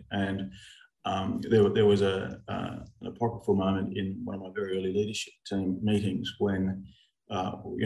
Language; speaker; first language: English; native; English